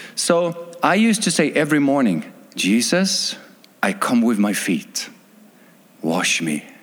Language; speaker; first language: English; non-native, fluent; Swedish